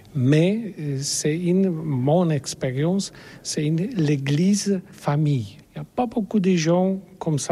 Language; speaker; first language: French; non-native, learner; Polish